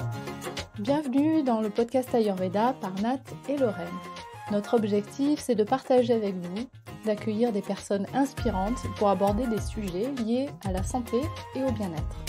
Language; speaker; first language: French; native; French